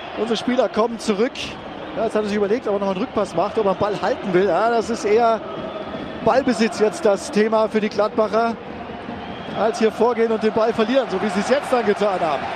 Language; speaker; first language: German; native; German